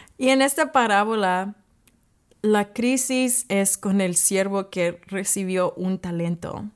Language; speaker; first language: Spanish; early bilingual, heritage; English